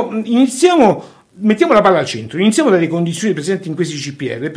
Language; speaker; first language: Italian; native; Italian